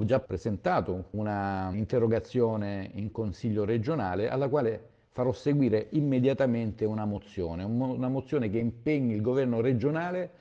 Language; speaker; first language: Italian; native; Italian